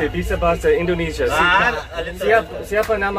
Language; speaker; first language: Indonesian; non-native, learner; English